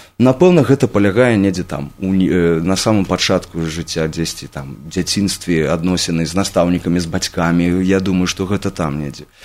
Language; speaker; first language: Belarusian; non-native, local second language; Russian